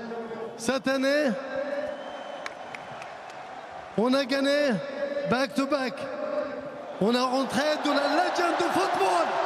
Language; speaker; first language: French; non-native, learner; Arabic